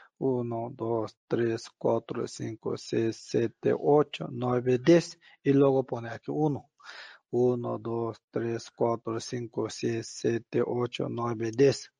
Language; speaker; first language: Spanish; non-native, learner; Tibetan